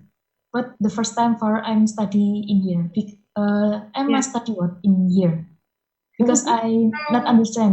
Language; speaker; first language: English; non-native, learner; Indonesian